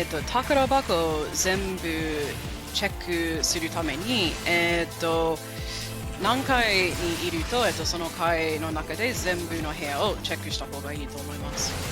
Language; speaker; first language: Japanese; non-native, fluent; English